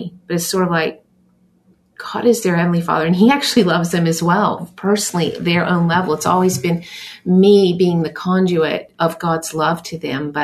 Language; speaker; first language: English; native; English